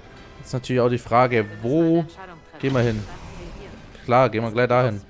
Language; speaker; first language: German; native; German